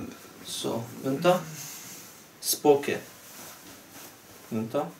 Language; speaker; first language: Swedish; non-native, learner; Persian